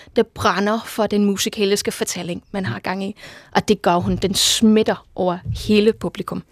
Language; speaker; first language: Danish; non-native, fluent; English